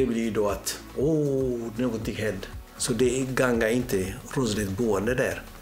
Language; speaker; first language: Swedish; non-native, fluent; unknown